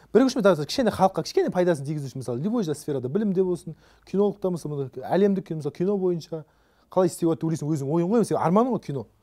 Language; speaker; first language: Kazakh; native; Kazakh